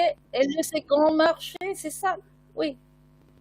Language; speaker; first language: French; non-native, fluent; Spanish